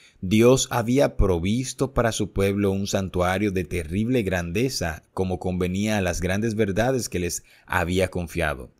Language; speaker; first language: Spanish; native; Spanish